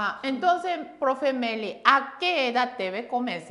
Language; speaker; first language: Spanish; non-native, fluent; Korean